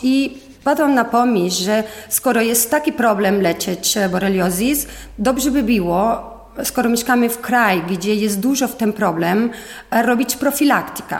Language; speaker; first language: Polish; non-native, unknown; Spanish